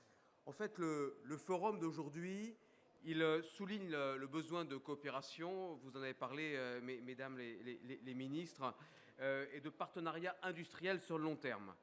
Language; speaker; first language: French; native; French